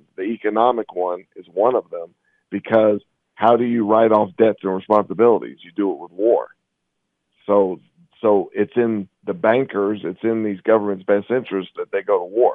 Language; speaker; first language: English; native; English